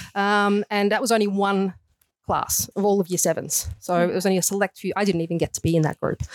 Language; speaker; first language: English; native; English